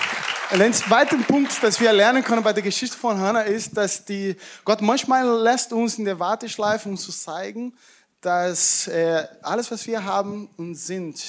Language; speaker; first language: German; non-native, fluent; Portuguese